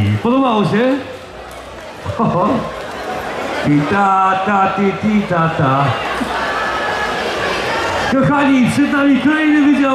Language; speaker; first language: Polish; native; Polish